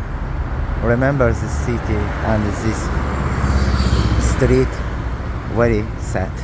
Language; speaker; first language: English; non-native, learner; Azerbaijani